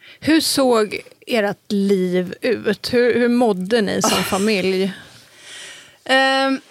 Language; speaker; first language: Swedish; native; Swedish